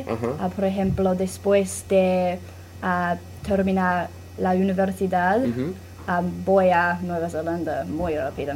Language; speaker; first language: Spanish; non-native, learner; English